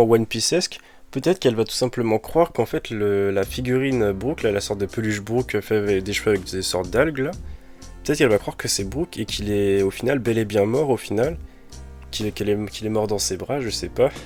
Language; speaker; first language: French; native; French